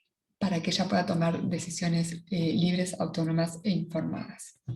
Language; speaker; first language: Spanish; native; Spanish